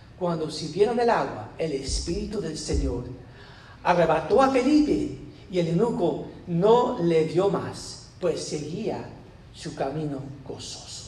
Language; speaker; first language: Spanish; non-native, fluent; English